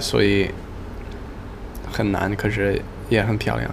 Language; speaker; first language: Chinese; non-native, learner; English